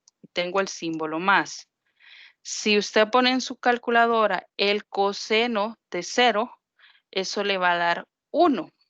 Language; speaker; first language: Spanish; native; Spanish